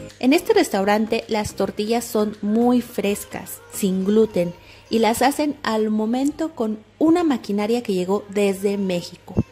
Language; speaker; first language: Spanish; native; Spanish